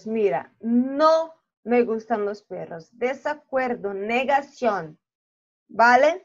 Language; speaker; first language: Spanish; non-native, fluent; Portuguese